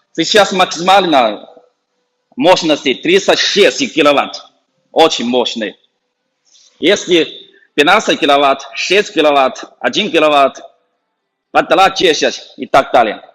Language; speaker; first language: Russian; non-native, fluent; Chinese